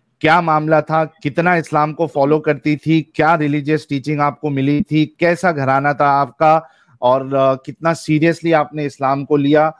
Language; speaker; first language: Urdu; native; Urdu